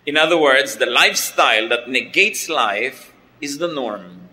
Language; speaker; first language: English; non-native, local second language; Filipino